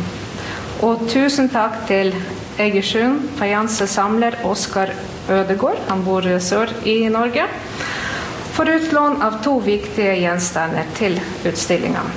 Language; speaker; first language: Norwegian; non-native, fluent; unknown